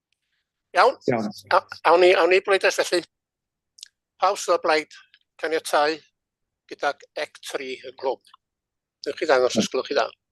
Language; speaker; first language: Welsh; native; Welsh